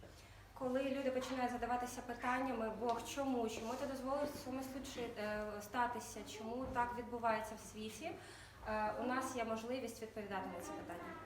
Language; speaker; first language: Ukrainian; native; Ukrainian